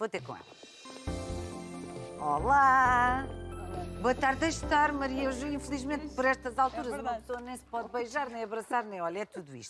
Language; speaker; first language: Portuguese; native; Portuguese